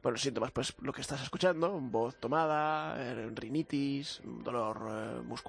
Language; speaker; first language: Spanish; native; Spanish